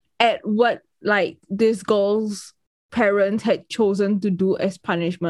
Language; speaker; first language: English; native; English